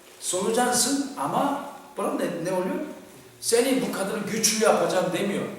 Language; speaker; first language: Turkish; non-native, fluent; Korean